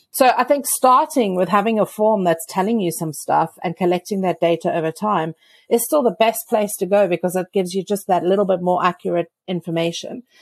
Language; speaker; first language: English; native; English